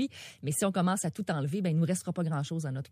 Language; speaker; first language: French; native; French